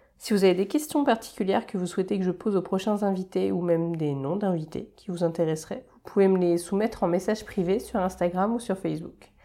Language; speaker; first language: French; native; French